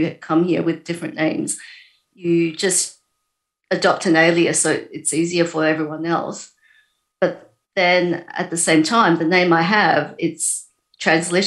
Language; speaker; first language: English; native; English